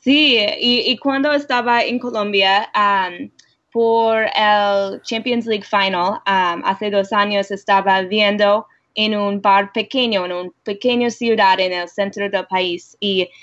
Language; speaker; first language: Spanish; non-native, learner; English